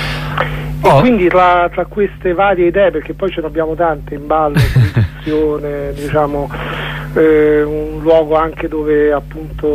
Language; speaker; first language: Italian; native; Italian